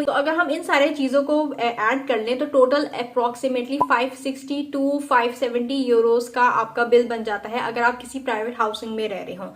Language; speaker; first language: Urdu; native; Urdu